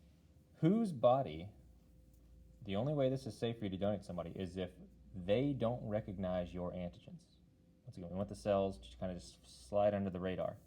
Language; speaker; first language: English; native; English